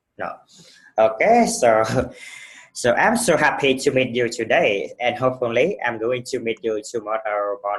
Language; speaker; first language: English; non-native, fluent; Vietnamese